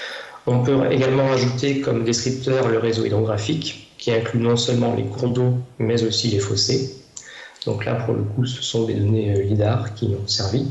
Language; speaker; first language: French; native; French